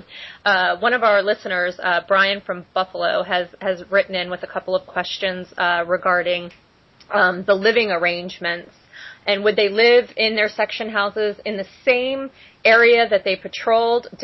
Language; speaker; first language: English; native; English